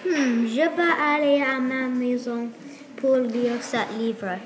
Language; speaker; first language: French; non-native, learner; English